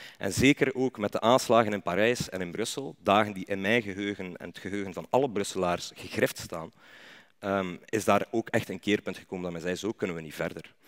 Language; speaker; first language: Dutch; native; Dutch